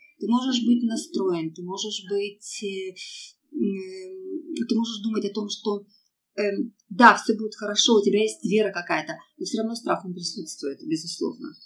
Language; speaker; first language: Russian; native; Russian